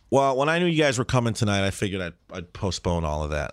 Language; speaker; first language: English; early bilingual, other home language; Spanish